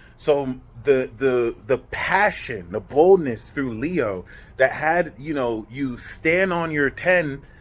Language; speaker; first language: English; native; English